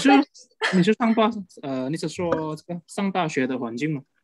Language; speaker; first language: Chinese; non-native, fluent; Indonesian